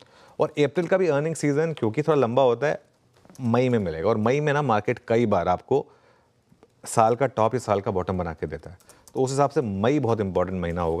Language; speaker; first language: Hindi; native; Hindi